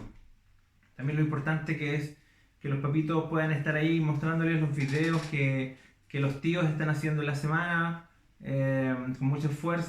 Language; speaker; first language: Spanish; native; Spanish